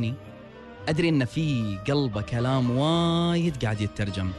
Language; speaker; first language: Arabic; native; Arabic